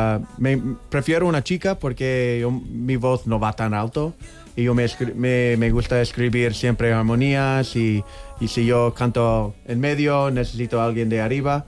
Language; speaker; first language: Spanish; non-native, learner; English